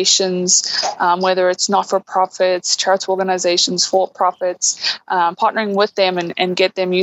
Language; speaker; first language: English; native; English